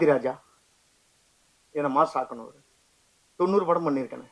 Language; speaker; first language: Tamil; native; Tamil